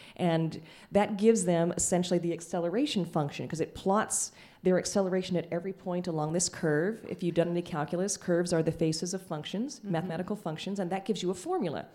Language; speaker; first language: English; native; English